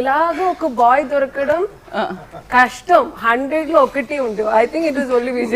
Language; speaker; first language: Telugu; non-native, learner; Malayalam